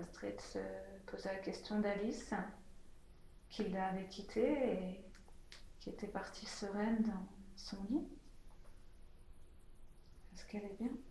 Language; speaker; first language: French; native; French